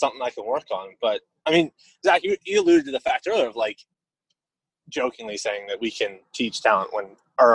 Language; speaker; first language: English; native; English